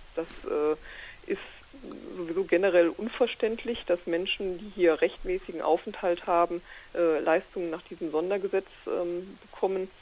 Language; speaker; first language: German; native; German